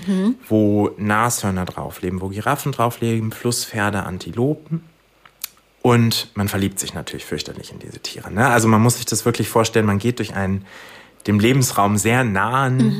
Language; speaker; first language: German; native; German